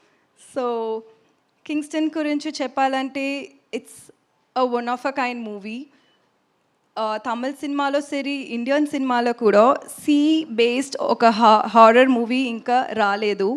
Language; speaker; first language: Telugu; non-native, learner; Tamil